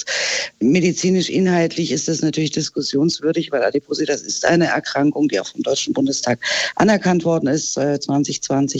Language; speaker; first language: German; native; German